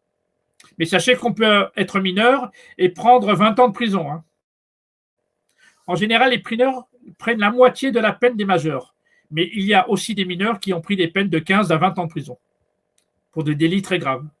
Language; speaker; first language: French; native; French